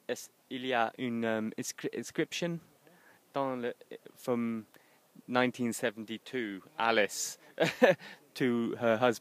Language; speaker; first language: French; non-native, learner; English